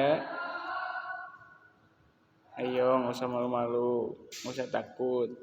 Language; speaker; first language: Indonesian; native; Indonesian